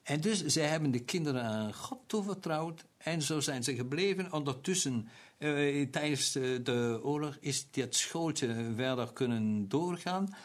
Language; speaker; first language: Dutch; non-native, local second language; German